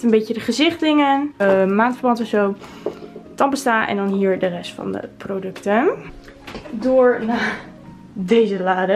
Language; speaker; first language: Dutch; native; Dutch